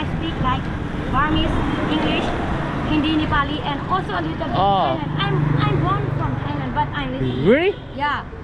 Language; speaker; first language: English; non-native, fluent; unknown